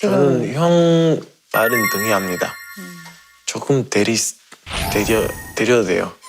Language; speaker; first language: Korean; non-native, learner; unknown